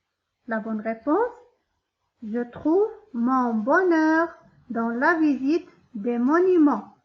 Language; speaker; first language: French; non-native, local second language; Arabic